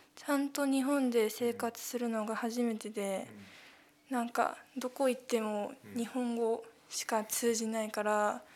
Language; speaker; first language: Japanese; early bilingual, heritage; Cantonese